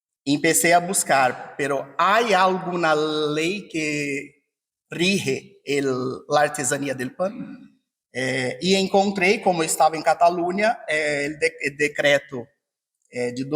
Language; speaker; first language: Spanish; non-native, fluent; Portuguese